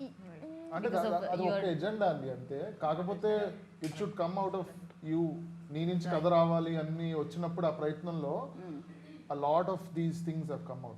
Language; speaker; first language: Telugu; native; Telugu